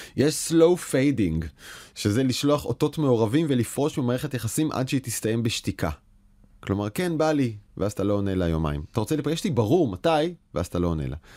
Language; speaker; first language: Hebrew; native; Hebrew